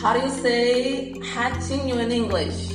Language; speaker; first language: English; non-native, fluent; Portuguese